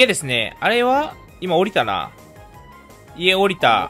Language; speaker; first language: Japanese; native; Japanese